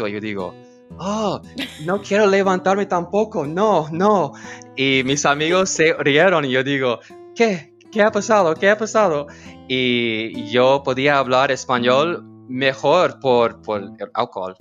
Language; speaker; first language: Spanish; non-native, learner; English